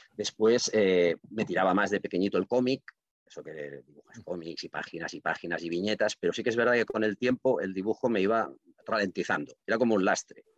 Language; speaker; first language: Spanish; non-native, local second language; Catalan